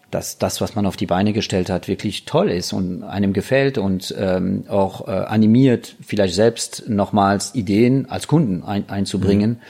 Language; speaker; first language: German; non-native, fluent; French